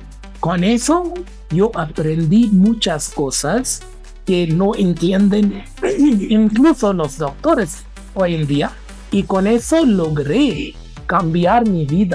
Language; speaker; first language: Spanish; non-native, fluent; Hindi